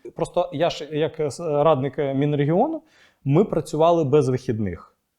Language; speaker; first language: Ukrainian; non-native, local second language; Russian